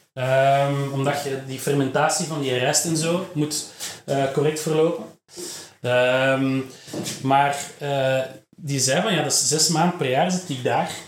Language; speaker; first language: Dutch; native; Dutch